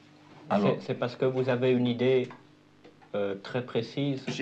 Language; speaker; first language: French; native; French